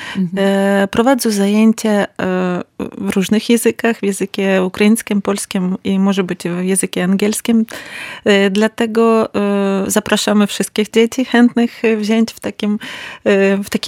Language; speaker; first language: Polish; non-native, learner; Ukrainian